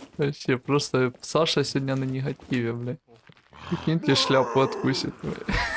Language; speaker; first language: Russian; native; Russian